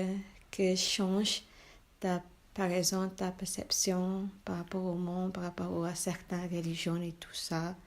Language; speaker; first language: French; non-native, learner; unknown